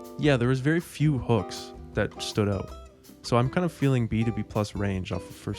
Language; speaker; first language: English; native; English